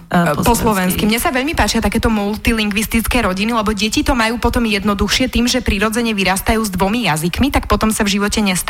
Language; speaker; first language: Slovak; native; Slovak